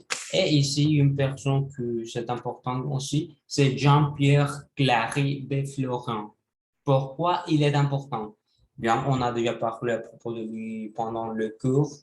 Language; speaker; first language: French; non-native, learner; Spanish